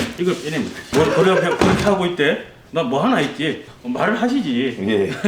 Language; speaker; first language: Korean; native; Korean